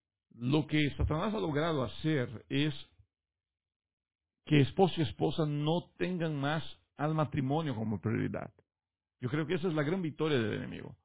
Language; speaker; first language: Spanish; native; Spanish